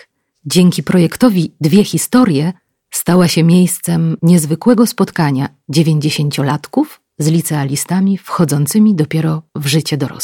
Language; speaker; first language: Polish; native; Polish